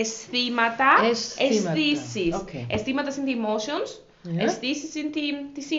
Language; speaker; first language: Greek; native; Greek